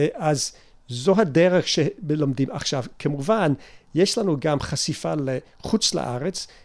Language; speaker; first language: Hebrew; non-native, fluent; English